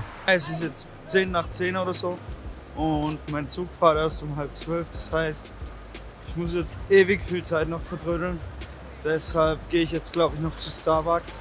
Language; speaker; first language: German; native; German